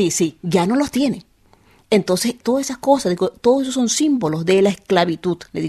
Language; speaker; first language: Spanish; native; Spanish